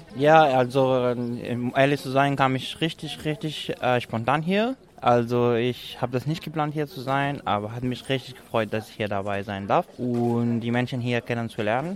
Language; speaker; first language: German; non-native, fluent; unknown